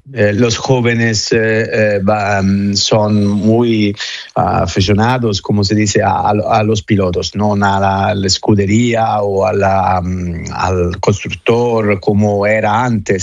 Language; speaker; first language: Spanish; non-native, fluent; Italian